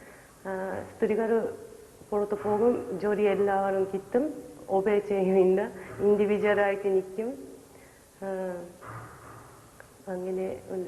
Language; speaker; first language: Malayalam; non-native, learner; Japanese